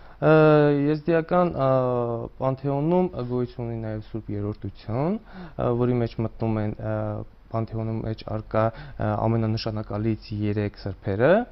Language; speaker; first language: Armenian; non-native, local second language; Kurdish